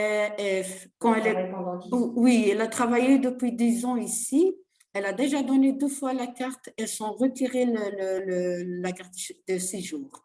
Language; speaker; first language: French; non-native, learner; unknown